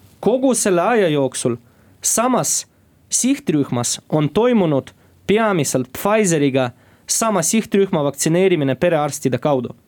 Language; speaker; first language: Estonian; non-native, local second language; Russian